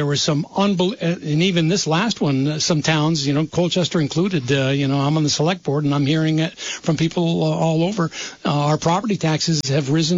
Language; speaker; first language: English; native; English